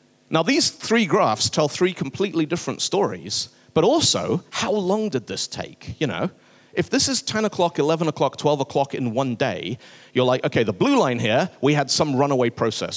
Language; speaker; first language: English; native; English